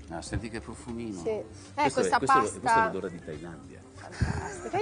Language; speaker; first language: Italian; native; Italian